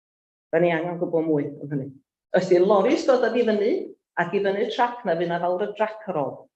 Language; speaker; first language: Welsh; native; Welsh